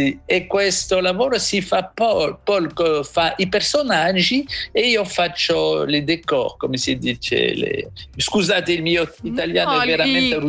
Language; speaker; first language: Italian; non-native, fluent; French